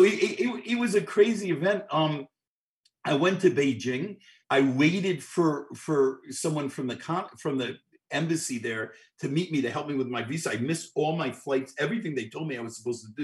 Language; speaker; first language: English; native; English